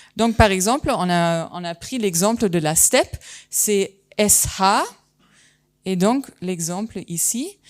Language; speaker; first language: French; non-native, fluent; German